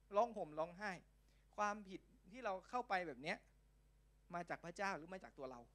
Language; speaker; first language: Thai; non-native, local second language; Lao